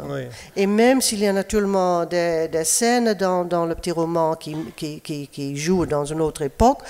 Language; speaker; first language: French; non-native, fluent; Dutch